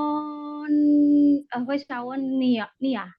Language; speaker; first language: Korean; non-native, learner; Indonesian